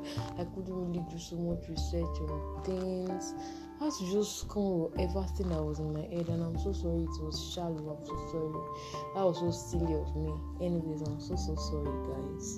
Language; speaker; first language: English; non-native, local second language; Yoruba